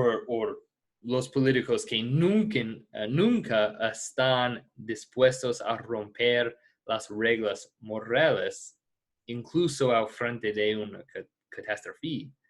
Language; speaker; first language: Spanish; non-native, fluent; English